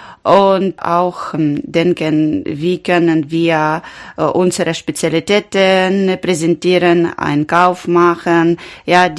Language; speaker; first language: German; non-native, learner; Ukrainian